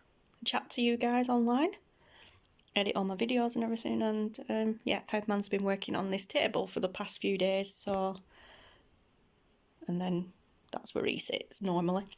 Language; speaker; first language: English; native; English